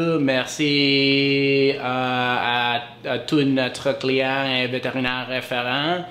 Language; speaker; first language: French; non-native, learner; Spanish